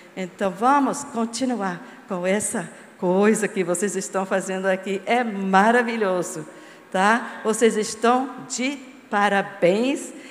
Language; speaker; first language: Portuguese; non-native, fluent; English